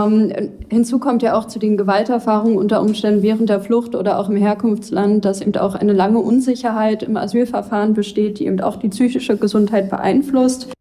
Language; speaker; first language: German; native; German